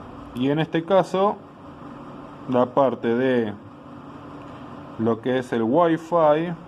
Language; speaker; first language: Spanish; native; Spanish